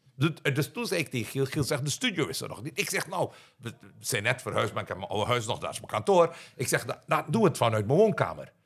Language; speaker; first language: Dutch; native; Dutch